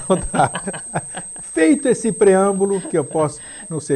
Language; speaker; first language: Portuguese; native; Portuguese